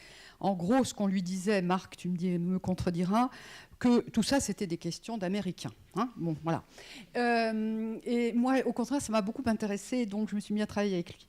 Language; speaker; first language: French; native; French